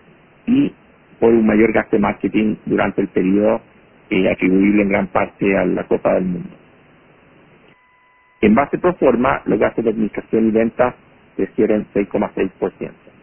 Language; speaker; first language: Spanish; native; Spanish